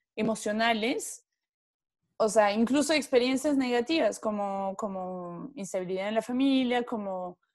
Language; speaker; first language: Spanish; non-native, fluent; French